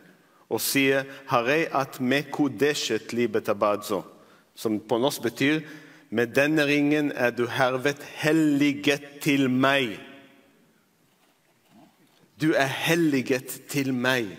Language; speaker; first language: Norwegian; non-native, fluent; Arabic